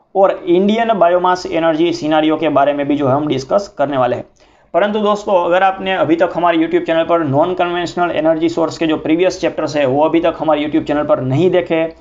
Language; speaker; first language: Hindi; non-native, local second language; Gujarati